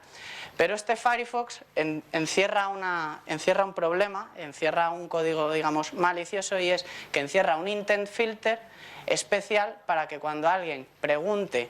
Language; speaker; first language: Spanish; native; Spanish